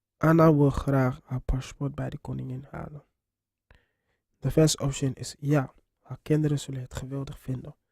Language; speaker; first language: Dutch; non-native, fluent; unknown